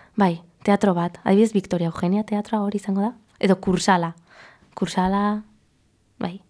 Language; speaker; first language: Basque; non-native, local second language; Spanish